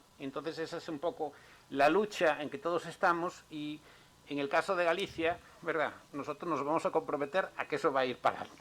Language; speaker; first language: Spanish; native; Spanish